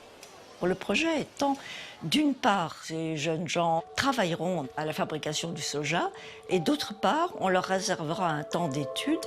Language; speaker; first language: French; native; French